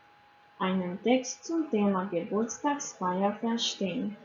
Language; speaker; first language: German; non-native, fluent; Croatian